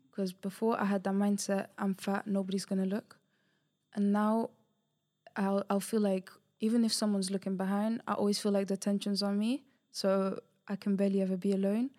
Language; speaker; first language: English; early bilingual, other home language; Portuguese